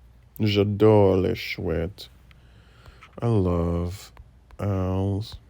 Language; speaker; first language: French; non-native, learner; English